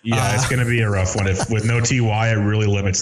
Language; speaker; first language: English; native; English